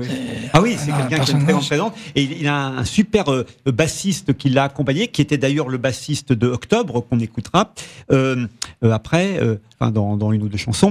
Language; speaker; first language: French; native; French